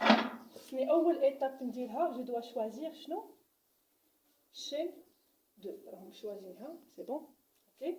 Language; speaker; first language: French; non-native, local second language; Arabic